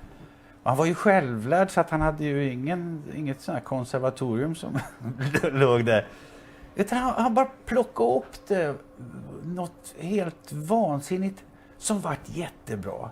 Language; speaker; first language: Swedish; native; Swedish